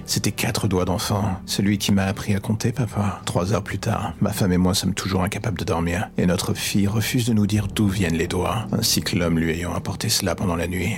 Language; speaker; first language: French; native; French